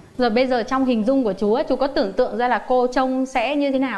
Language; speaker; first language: Vietnamese; native; Vietnamese